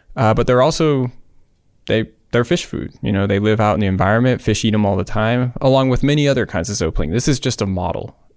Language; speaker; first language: English; native; English